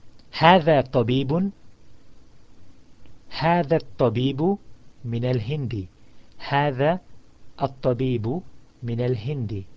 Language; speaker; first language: Arabic; non-native, fluent; English